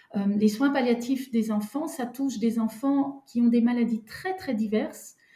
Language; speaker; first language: French; non-native, local second language; Luxembourgish